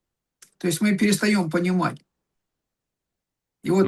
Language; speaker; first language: Russian; native; Russian